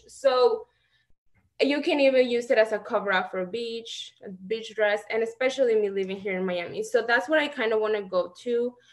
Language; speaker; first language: English; non-native, fluent; Spanish